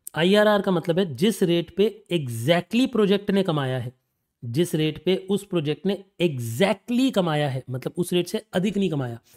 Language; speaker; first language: Hindi; native; Hindi